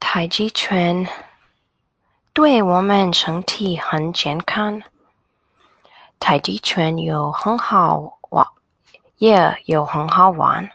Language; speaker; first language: Chinese; non-native, learner; English